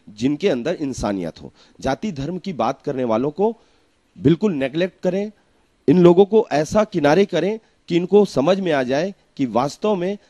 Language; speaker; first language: Hindi; native; Hindi